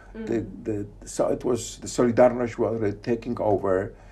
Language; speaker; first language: English; non-native, fluent; Polish